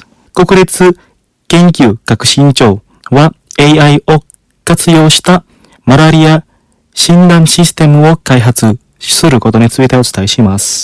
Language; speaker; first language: Japanese; non-native, fluent; Indonesian